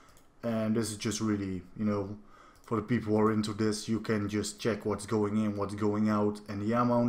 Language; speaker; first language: English; non-native, fluent; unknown